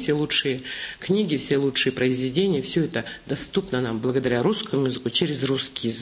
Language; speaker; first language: Russian; non-native, local second language; Kazakh